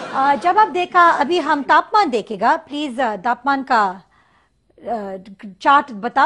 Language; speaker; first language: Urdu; non-native, learner; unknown